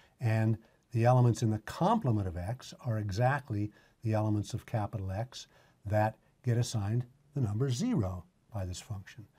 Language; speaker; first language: English; native; English